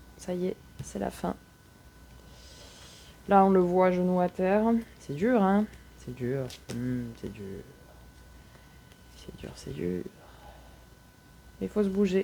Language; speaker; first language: French; native; French